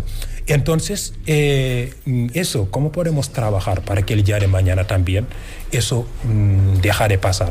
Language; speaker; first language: Spanish; non-native, fluent; Wolof